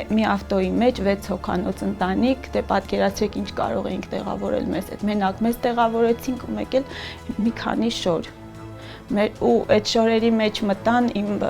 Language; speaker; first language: Armenian; native; Armenian